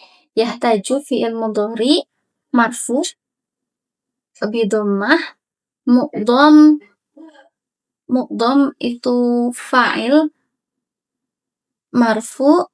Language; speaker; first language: Arabic; non-native, learner; Indonesian